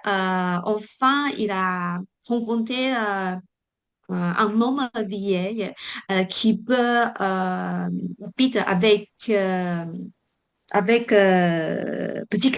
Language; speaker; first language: French; non-native, learner; Chinese